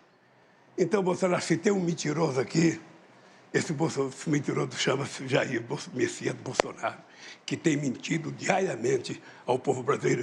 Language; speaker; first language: Portuguese; native; Portuguese